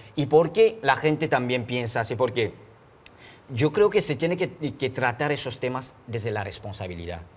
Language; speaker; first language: Spanish; non-native, fluent; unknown